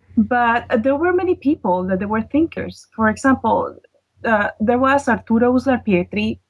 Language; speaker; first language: English; non-native, fluent; Spanish